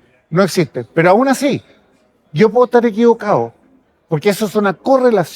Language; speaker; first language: Spanish; native; Spanish